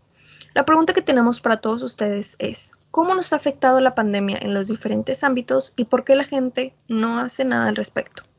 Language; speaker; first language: Spanish; native; Spanish